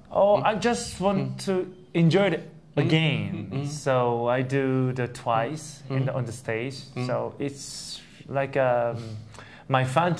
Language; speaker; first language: English; non-native, learner; Korean